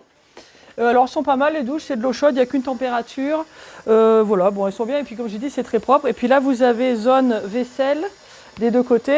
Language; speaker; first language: French; native; French